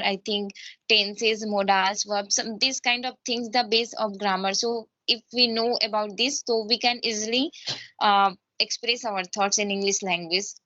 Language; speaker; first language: English; non-native, learner; Hindi